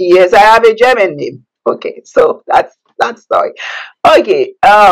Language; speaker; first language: English; non-native, fluent; Haitian Creole